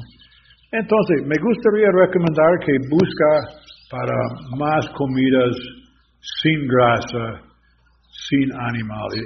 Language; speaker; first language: Spanish; non-native, learner; English